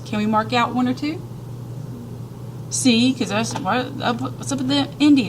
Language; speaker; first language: English; native; English